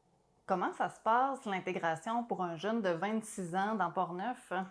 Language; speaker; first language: French; native; French